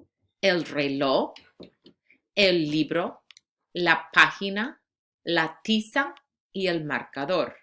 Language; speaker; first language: Spanish; non-native, fluent; English